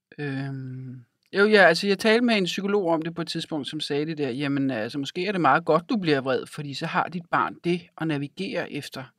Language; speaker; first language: Danish; native; Danish